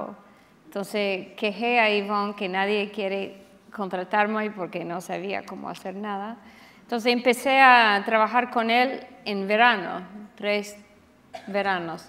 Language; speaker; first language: Spanish; non-native, fluent; English